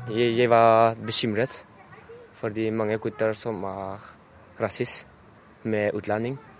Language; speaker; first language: Norwegian; non-native, learner; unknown